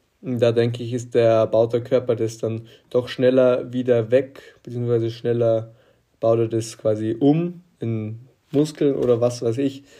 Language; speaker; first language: German; native; German